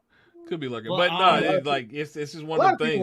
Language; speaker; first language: English; native; English